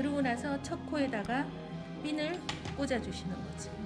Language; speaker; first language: Korean; native; Korean